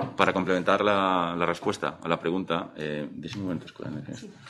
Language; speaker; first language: Spanish; non-native, local second language; Catalan